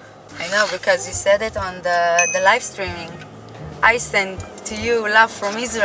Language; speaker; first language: English; non-native, fluent; Hebrew